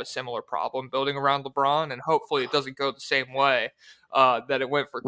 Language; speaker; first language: English; native; English